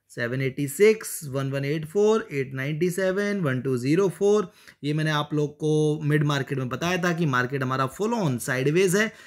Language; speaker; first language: Hindi; native; Hindi